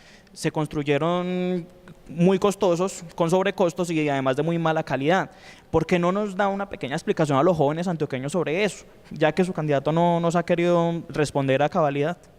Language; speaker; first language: Spanish; native; Spanish